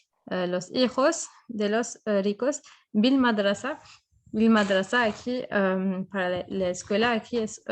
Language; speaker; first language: Spanish; non-native, fluent; French